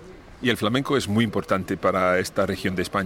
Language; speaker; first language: Spanish; non-native, fluent; English